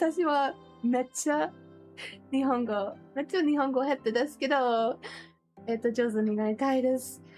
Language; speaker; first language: Japanese; non-native, learner; English